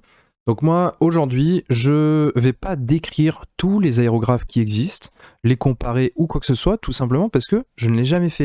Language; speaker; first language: French; native; French